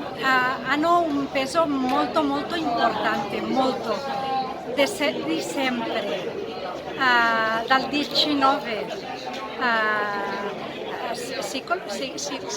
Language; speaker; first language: Italian; non-native, fluent; Catalan